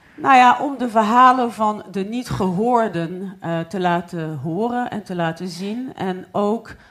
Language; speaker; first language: Dutch; non-native, fluent; Arabic